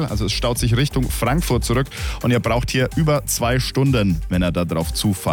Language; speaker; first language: German; native; German